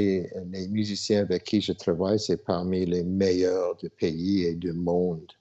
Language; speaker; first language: French; non-native, local second language; English